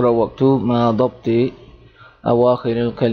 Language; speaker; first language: Arabic; non-native, fluent; English